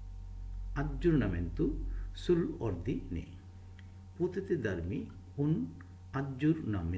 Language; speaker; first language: Italian; non-native, fluent; Bangla